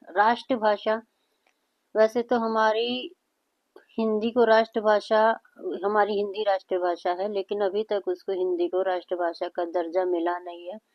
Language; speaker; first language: Hindi; native; Hindi